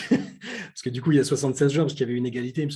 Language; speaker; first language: French; native; French